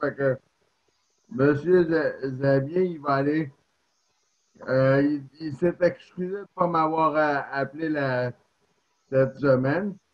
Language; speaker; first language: French; native; French